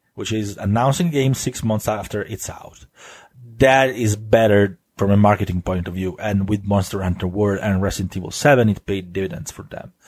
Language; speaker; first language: English; non-native, fluent; Italian